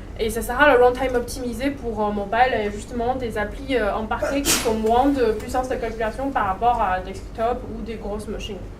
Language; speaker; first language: French; non-native, fluent; Chinese